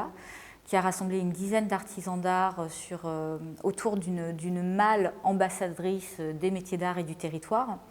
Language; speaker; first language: French; native; French